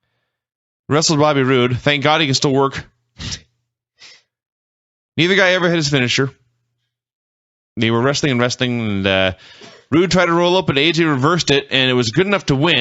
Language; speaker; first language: English; native; English